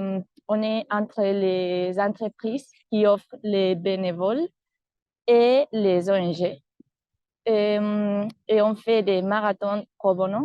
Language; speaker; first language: French; non-native, fluent; Spanish